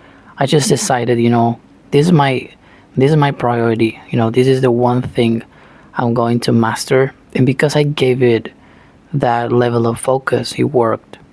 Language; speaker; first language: English; non-native, fluent; Spanish